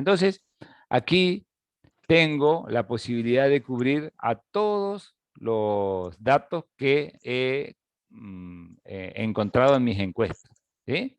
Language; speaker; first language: Spanish; native; Spanish